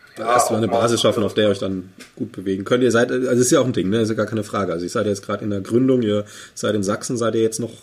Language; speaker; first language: German; native; German